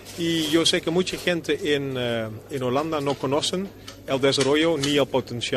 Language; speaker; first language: Spanish; non-native, fluent; Dutch